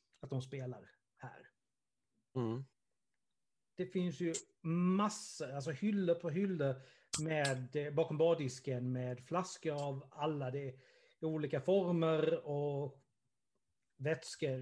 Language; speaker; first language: Swedish; native; Swedish